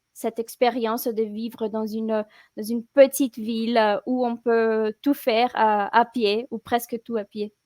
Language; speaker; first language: French; non-native, fluent; Portuguese